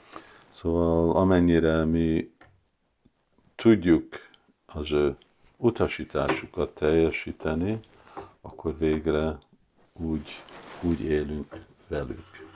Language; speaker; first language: Hungarian; early bilingual, heritage; Hungarian